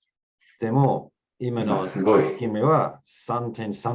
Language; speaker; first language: Japanese; non-native, learner; English